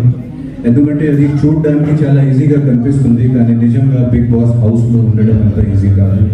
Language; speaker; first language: Telugu; non-native, fluent; Hindi